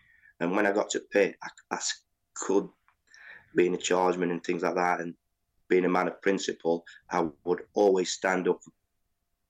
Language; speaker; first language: English; native; English